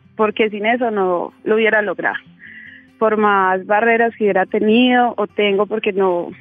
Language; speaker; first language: Spanish; native; Spanish